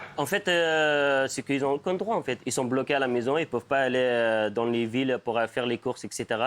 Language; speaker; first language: French; non-native, fluent; Persian